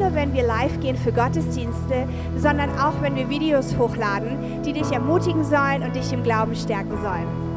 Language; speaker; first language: German; native; German